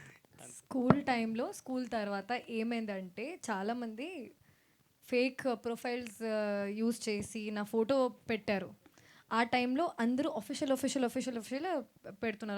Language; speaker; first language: Telugu; non-native, local second language; Hindi